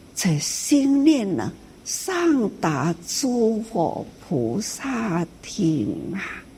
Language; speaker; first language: Chinese; non-native, local second language; Min Nan Chinese